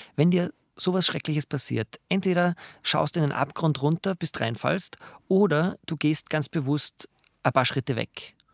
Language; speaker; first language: German; native; German